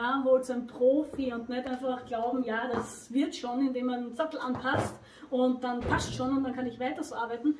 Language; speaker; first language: German; native; German